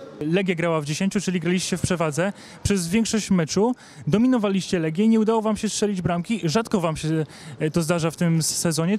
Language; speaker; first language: Polish; native; Polish